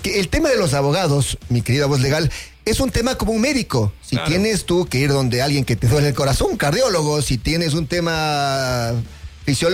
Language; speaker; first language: Spanish; native; Spanish